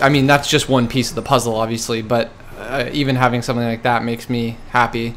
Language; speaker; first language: English; native; English